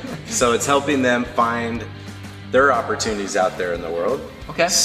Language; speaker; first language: English; native; English